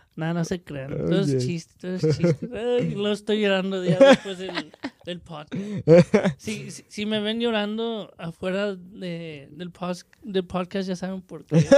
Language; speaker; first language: Spanish; native; Spanish